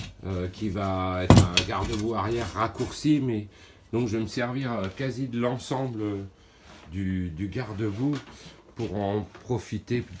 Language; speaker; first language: French; native; French